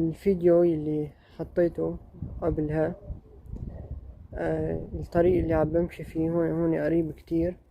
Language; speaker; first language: Arabic; native; Arabic